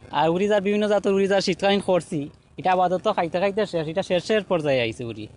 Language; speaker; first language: Bangla; native; Bangla